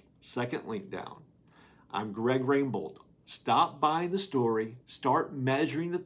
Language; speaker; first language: English; native; English